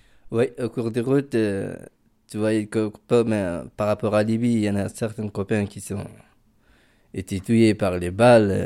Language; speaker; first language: French; non-native, local second language; Fula